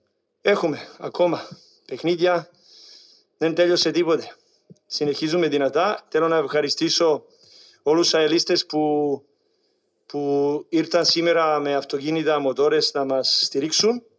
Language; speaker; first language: Greek; non-native, learner; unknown